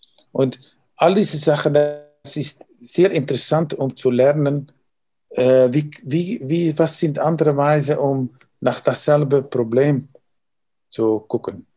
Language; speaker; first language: German; non-native, learner; Dutch